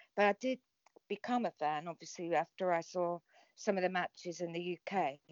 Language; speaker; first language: English; native; English